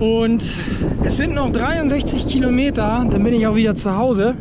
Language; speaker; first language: German; native; German